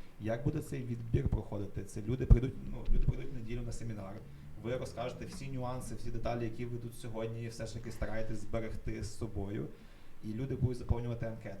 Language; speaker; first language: Ukrainian; native; Ukrainian